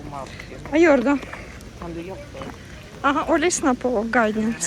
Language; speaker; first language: Swedish; non-native, learner; Russian